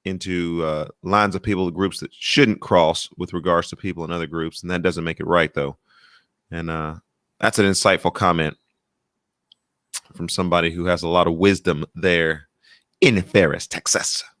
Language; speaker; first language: English; native; English